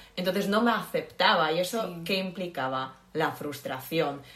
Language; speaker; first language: Spanish; non-native, fluent; Polish